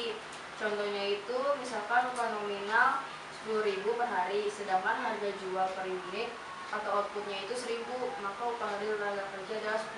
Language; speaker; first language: Indonesian; native; Indonesian